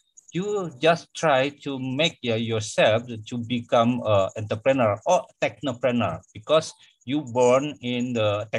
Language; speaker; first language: English; non-native, fluent; Indonesian